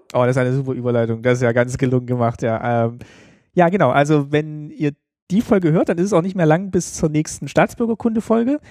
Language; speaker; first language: German; native; German